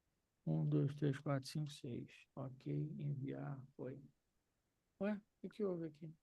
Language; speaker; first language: Portuguese; native; Portuguese